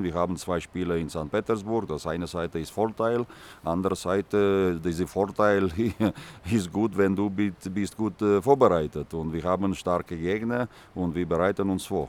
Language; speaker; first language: German; non-native, fluent; Russian